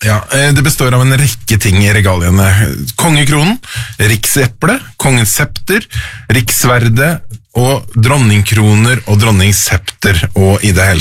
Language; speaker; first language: Norwegian; native; Norwegian